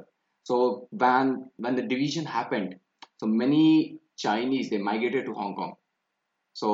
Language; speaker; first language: English; non-native, local second language; Hindi